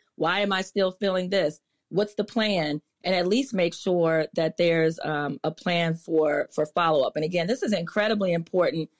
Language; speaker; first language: English; native; English